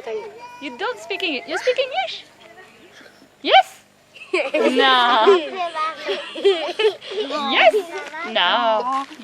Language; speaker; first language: English; non-native, learner; French